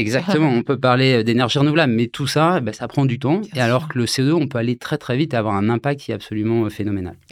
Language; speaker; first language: French; native; French